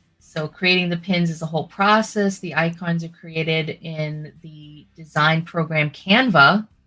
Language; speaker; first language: English; native; English